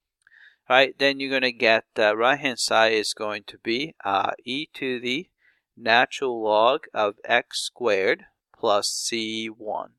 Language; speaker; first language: English; non-native, fluent; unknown